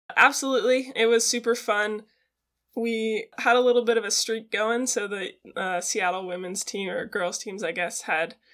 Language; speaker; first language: English; native; English